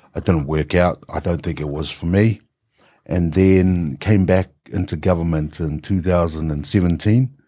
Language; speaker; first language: English; native; English